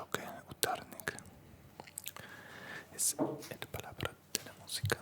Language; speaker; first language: Spanish; non-native, learner; Russian